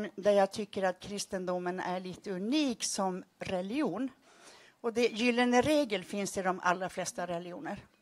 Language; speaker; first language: Swedish; native; Swedish